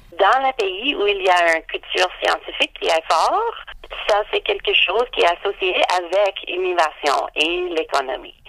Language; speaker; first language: French; non-native, learner; English